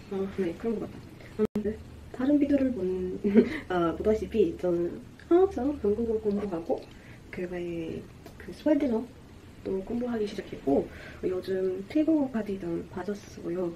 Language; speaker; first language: Korean; non-native, fluent; Portuguese